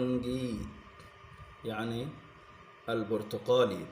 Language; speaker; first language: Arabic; non-native, fluent; Sindhi